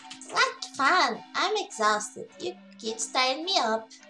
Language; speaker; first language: English; non-native, fluent; Portuguese